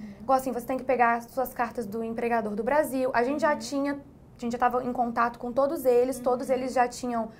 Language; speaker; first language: Portuguese; native; Portuguese